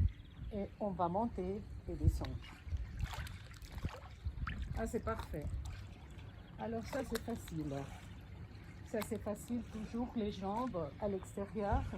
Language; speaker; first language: French; non-native, fluent; Spanish